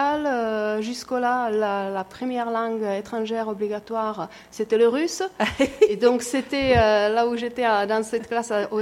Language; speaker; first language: French; non-native, fluent; Czech